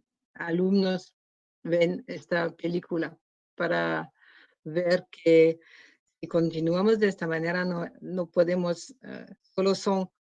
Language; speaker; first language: Spanish; non-native, learner; French